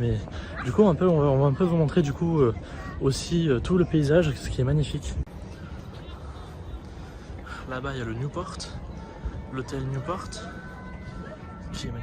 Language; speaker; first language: French; native; French